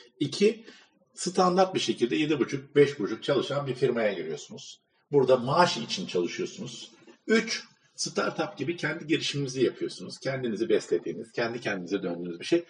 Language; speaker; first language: Turkish; native; Turkish